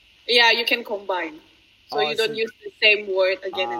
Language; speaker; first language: English; non-native, fluent; Indonesian